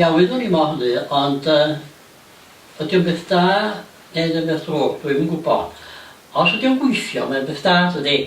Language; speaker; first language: Welsh; native; Welsh